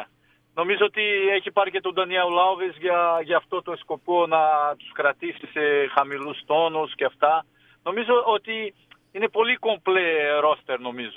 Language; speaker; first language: Greek; non-native, fluent; Portuguese